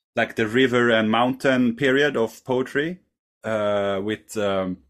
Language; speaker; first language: English; non-native, fluent; Swedish